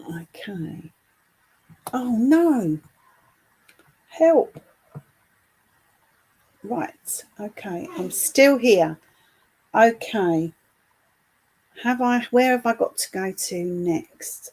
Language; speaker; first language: English; native; English